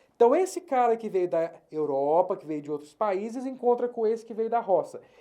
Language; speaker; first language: Portuguese; native; Portuguese